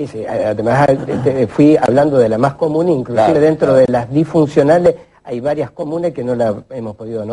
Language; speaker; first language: Spanish; native; Spanish